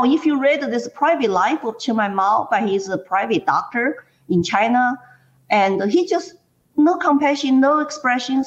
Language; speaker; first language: English; non-native, fluent; Chinese